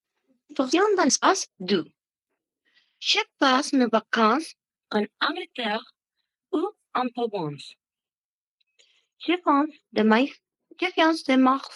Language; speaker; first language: French; non-native, learner; Spanish